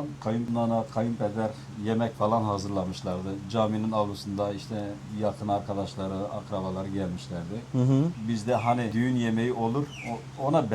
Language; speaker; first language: Turkish; native; Turkish